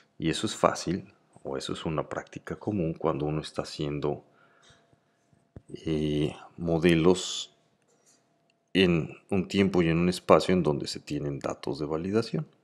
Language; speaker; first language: Spanish; native; Spanish